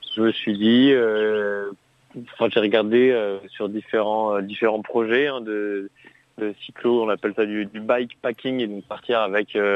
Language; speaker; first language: French; native; French